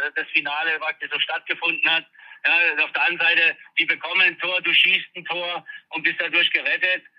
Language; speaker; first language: German; native; German